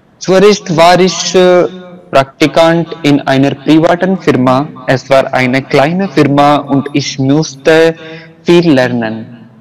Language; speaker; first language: German; non-native, learner; Hindi